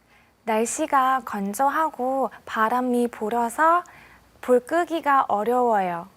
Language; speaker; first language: Korean; non-native, learner; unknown